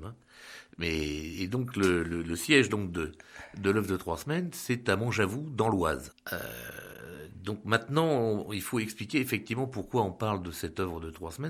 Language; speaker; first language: French; native; French